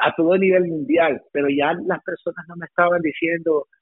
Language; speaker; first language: Spanish; early bilingual, heritage; Spanish